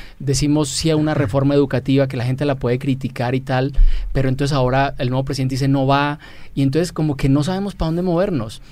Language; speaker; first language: Spanish; native; Spanish